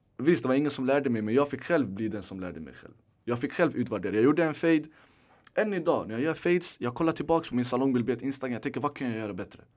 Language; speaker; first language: Swedish; native; Swedish